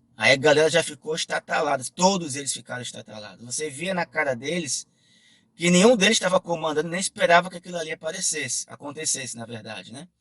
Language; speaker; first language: Portuguese; native; Portuguese